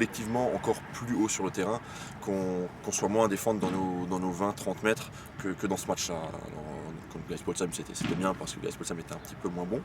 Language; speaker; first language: French; native; French